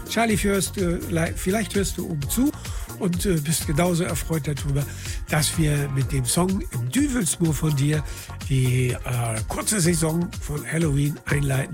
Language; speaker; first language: German; native; German